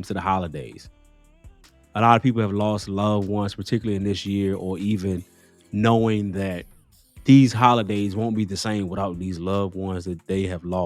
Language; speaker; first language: English; native; English